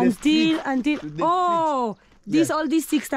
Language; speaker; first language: English; non-native, learner; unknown